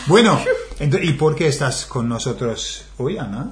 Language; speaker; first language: Spanish; non-native, fluent; English